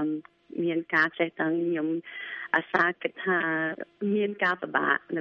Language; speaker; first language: Khmer; early bilingual, heritage; Khmer